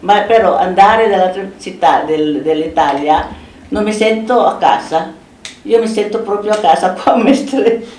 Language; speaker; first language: Italian; non-native, fluent; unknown